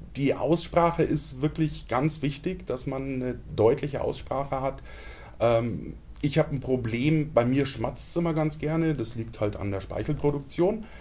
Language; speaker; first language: German; native; German